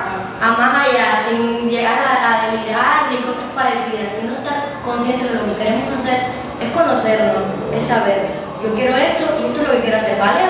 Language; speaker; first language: Spanish; native; Spanish